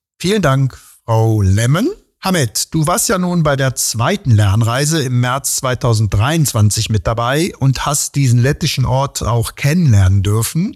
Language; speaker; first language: German; native; German